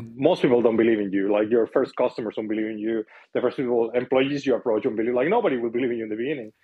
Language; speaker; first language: English; non-native, fluent; Spanish